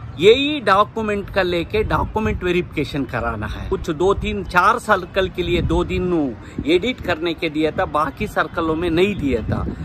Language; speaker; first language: Hindi; non-native, local second language; Kannada